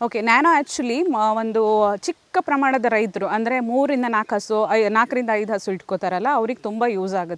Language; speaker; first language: Kannada; native; Kannada